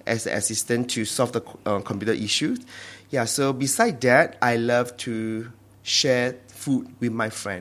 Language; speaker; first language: English; non-native, local second language; Chinese